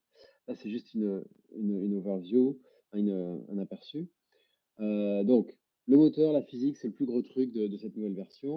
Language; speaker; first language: French; native; French